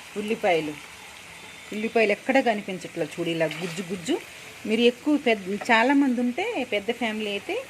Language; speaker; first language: Telugu; non-native, local second language; Urdu